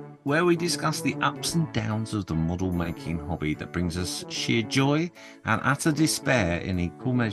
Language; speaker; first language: English; native; English